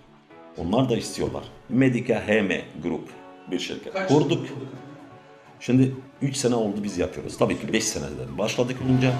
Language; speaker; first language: Turkish; non-native, learner; Arabic